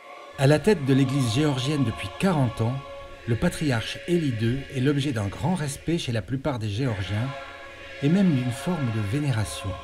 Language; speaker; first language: French; native; French